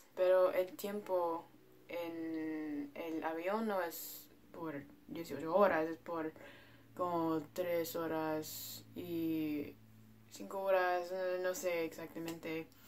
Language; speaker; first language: Spanish; non-native, learner; English